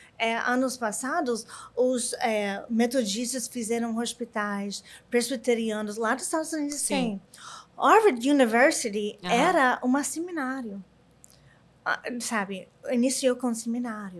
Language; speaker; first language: Portuguese; non-native, learner; English